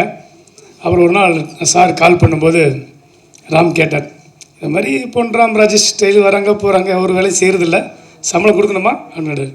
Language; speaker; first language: Tamil; native; Tamil